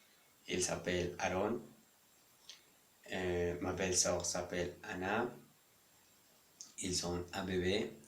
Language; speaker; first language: French; non-native, learner; Spanish